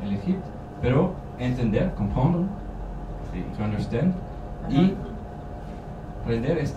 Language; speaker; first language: Spanish; non-native, learner; German